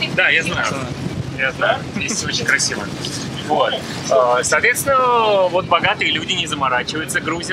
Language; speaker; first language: Russian; native; Russian